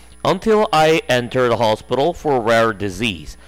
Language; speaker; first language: English; non-native, fluent; Korean